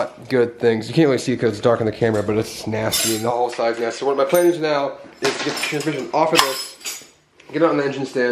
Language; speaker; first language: English; native; English